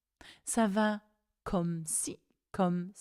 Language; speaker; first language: French; non-native, fluent; English